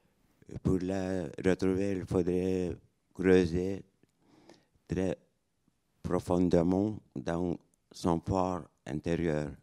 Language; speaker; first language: French; non-native, fluent; Lithuanian